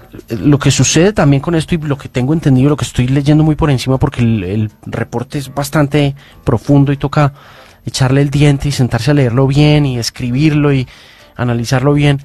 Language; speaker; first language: Spanish; native; Spanish